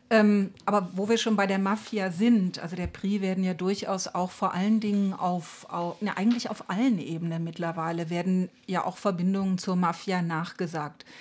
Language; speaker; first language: German; native; German